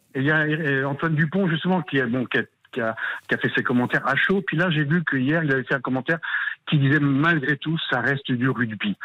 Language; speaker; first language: French; native; French